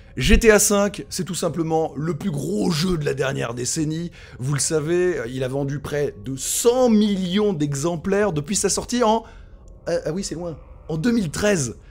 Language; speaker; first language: French; native; French